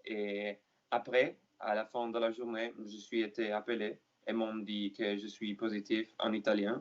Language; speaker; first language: French; non-native, learner; Italian